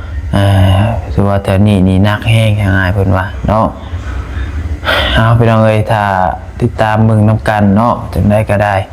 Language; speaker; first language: Thai; non-native, local second language; Lao